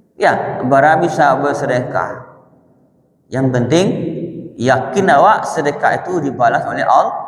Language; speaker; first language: Malay; non-native, local second language; Minangkabau